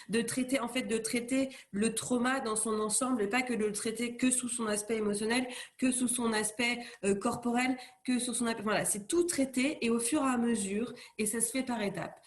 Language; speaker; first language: French; native; French